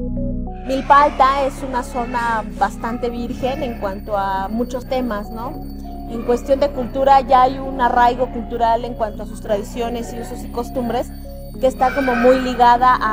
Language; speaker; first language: Spanish; native; Spanish